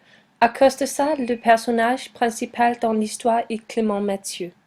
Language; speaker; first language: French; non-native, learner; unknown